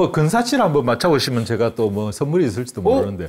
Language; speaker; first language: Korean; native; Korean